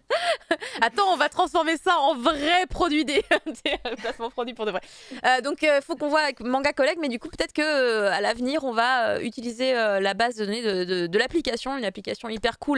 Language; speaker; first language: French; native; French